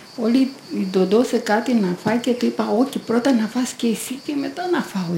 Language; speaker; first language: Greek; non-native, learner; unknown